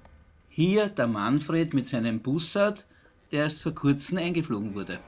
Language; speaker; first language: German; native; German